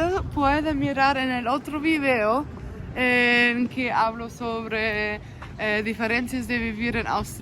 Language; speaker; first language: Spanish; non-native, fluent; German